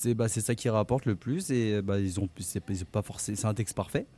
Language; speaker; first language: French; native; French